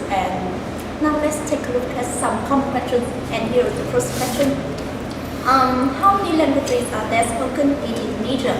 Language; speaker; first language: English; non-native, fluent; Vietnamese